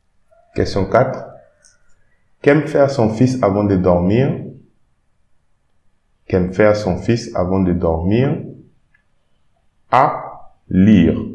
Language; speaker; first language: French; non-native, fluent; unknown